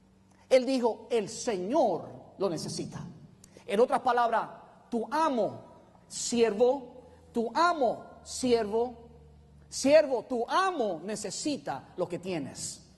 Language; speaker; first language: Spanish; native; Spanish